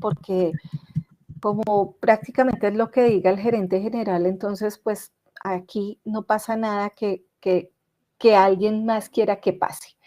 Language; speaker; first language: Spanish; native; Spanish